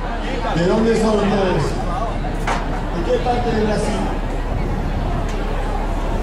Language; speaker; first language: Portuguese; non-native, learner; Spanish